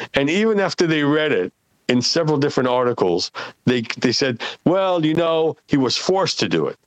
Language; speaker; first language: English; non-native, fluent; Hebrew